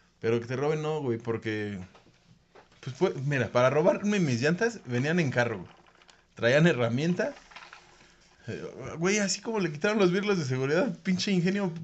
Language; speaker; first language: Spanish; native; Spanish